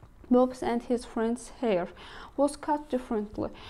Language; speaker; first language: English; non-native, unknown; Azerbaijani